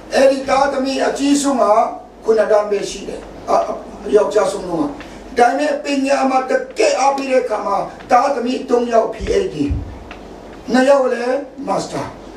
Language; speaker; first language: Burmese; non-native, local second language; Kachin